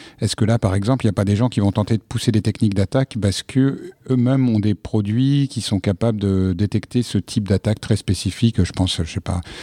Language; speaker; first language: French; native; French